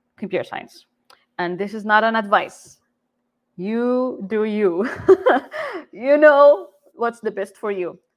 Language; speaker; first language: English; non-native, fluent; Arabic